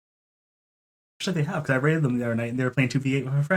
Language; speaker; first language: English; native; English